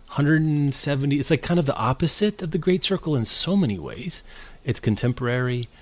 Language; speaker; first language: English; native; English